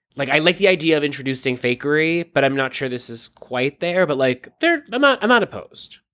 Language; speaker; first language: English; native; English